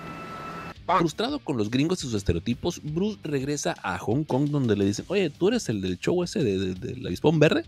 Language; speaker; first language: Spanish; native; Spanish